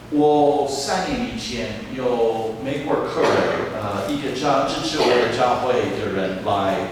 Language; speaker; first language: Chinese; non-native, fluent; English